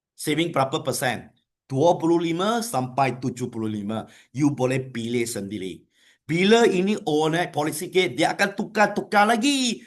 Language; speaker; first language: Malay; non-native, local second language; Chinese